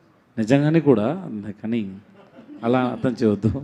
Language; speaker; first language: Telugu; non-native, learner; Tamil